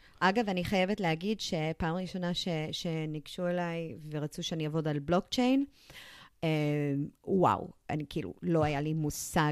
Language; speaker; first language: Hebrew; early bilingual, other home language; English